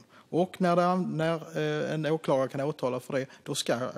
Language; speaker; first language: Swedish; native; Swedish